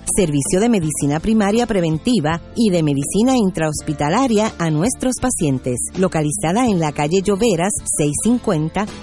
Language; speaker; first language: Spanish; native; Spanish